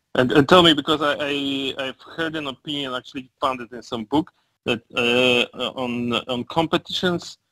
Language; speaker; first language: English; non-native, fluent; Polish